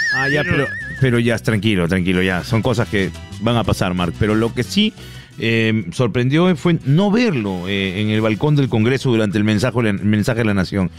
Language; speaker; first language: Spanish; native; Spanish